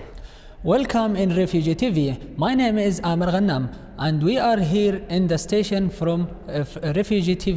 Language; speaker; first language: English; non-native, learner; Arabic